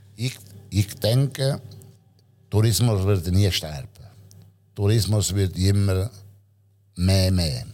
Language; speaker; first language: German; non-native, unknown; Italian